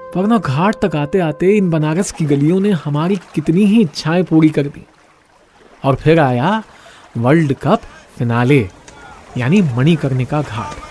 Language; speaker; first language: Hindi; native; Hindi